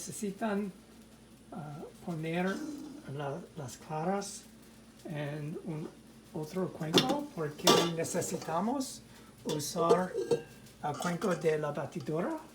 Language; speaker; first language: Spanish; non-native, learner; English